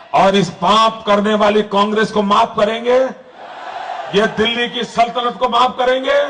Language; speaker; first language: Hindi; non-native, local second language; Gujarati